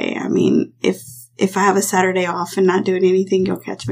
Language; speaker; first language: English; native; English